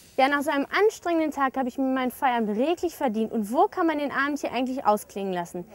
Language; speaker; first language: German; native; German